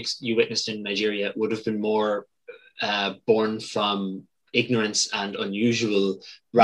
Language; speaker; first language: English; native; English